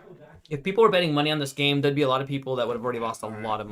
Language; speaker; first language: English; native; English